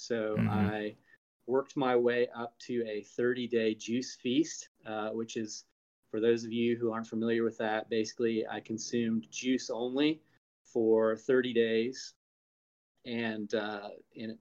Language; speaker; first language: English; native; English